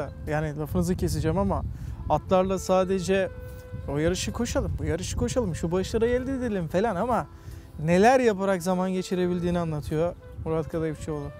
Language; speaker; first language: Turkish; native; Turkish